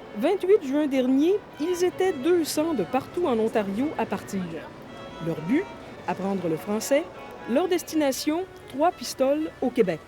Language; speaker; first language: French; native; French